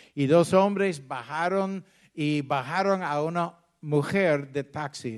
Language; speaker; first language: Spanish; non-native, fluent; English